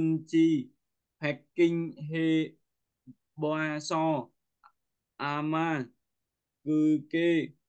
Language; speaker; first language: Korean; non-native, learner; Vietnamese